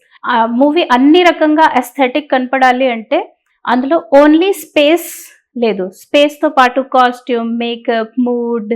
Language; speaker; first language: Telugu; non-native, learner; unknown